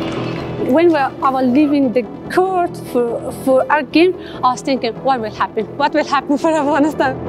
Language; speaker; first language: English; non-native, local second language; Persian